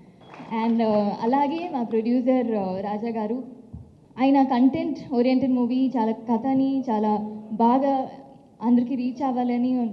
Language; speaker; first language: Telugu; non-native, local second language; Tamil